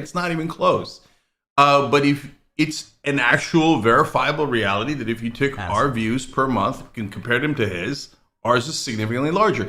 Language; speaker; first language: English; native; English